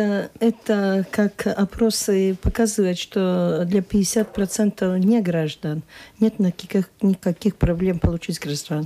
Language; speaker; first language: Russian; non-native, local second language; Latvian